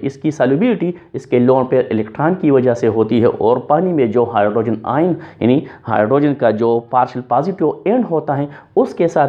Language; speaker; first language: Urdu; non-native, local second language; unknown